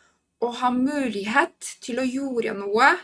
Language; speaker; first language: Norwegian; non-native, fluent; Polish